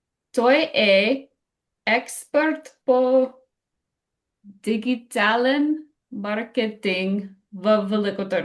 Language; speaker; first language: Bulgarian; non-native, learner; English